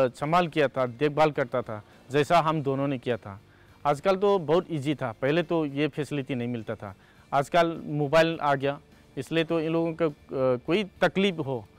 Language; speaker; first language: Hindi; non-native, local second language; Manipuri